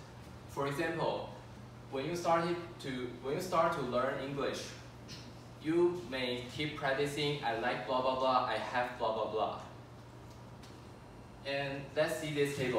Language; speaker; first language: English; non-native, fluent; Chinese